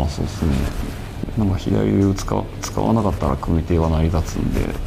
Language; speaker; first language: Japanese; native; Japanese